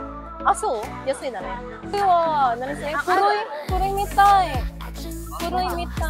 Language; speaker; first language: Japanese; non-native, learner; Filipino